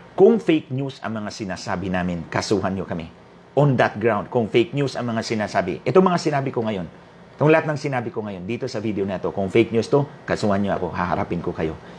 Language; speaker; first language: Filipino; non-native, local second language; Waray